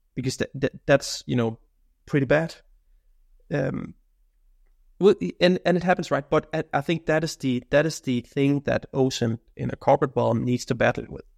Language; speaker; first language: English; non-native, fluent; Danish